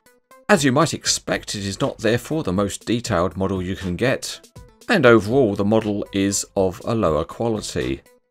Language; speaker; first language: English; native; English